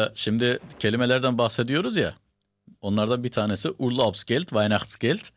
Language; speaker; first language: Turkish; native; Turkish